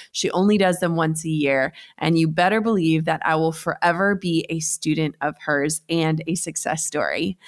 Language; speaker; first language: English; native; English